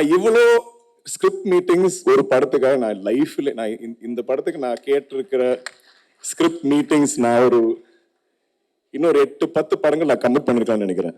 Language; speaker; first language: Tamil; non-native, local second language; Malayalam